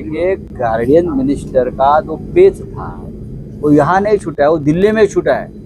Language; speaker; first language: Hindi; non-native, local second language; Marathi